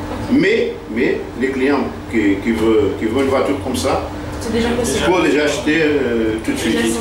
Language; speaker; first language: French; non-native, fluent; Portuguese